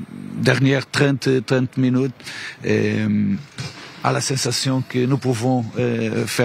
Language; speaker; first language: French; non-native, learner; Portuguese